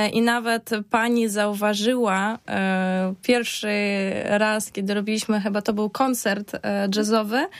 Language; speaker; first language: Polish; non-native, fluent; Ukrainian